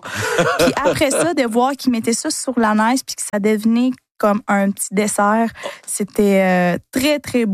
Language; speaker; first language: French; early bilingual, other home language; Spanish